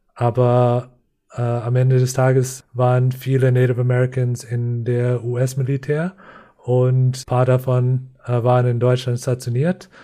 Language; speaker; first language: German; non-native, fluent; English